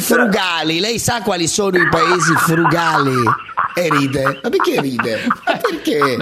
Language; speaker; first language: Italian; native; Italian